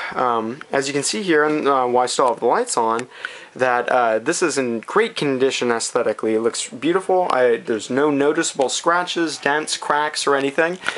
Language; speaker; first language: English; native; English